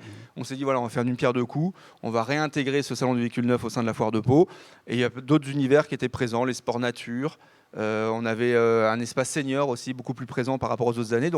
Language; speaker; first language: French; native; French